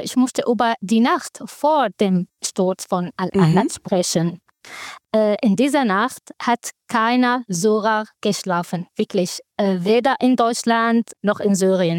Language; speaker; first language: German; non-native, fluent; Arabic